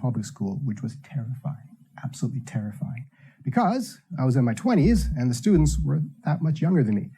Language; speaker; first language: English; native; English